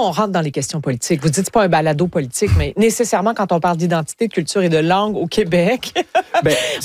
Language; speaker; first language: French; native; French